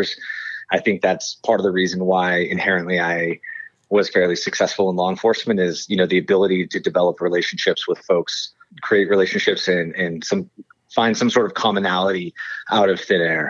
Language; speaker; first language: English; native; English